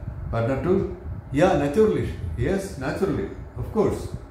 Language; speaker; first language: English; non-native, local second language; Malayalam